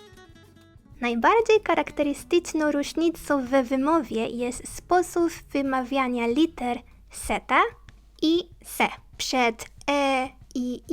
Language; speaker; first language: Polish; non-native, learner; Spanish